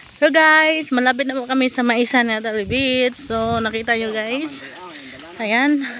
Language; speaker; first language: Filipino; non-native, local second language; Cebuano